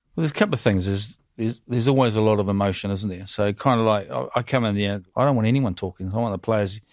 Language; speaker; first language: English; native; English